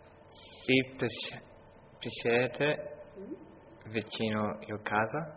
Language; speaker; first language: Italian; non-native, learner; English